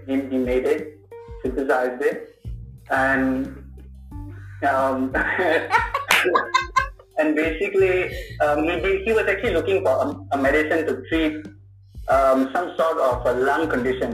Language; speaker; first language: English; non-native, local second language; Tamil